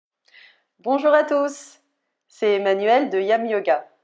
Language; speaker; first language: French; native; French